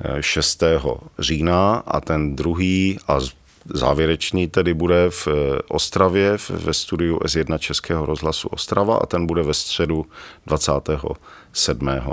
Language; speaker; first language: Czech; native; Czech